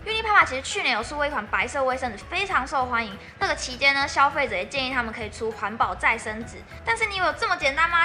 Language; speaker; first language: Chinese; native; Chinese